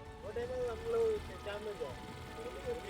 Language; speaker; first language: Hindi; non-native, local second language; Malayalam